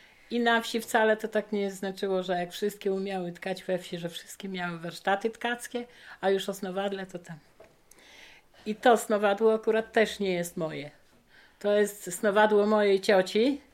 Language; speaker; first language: Polish; native; Polish